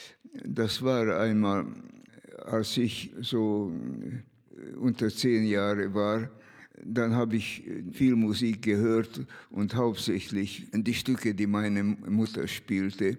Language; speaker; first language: German; non-native, fluent; Hungarian